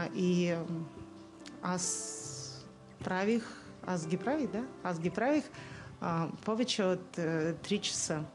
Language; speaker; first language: Bulgarian; non-native, learner; Russian